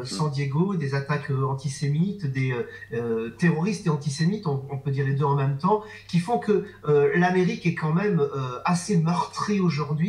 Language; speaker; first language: French; native; French